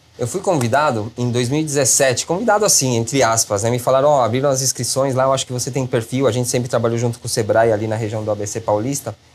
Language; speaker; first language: Portuguese; non-native, fluent; Spanish